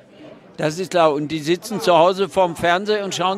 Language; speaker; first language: German; native; German